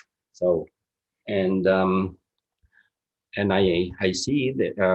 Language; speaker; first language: English; non-native, fluent; Indonesian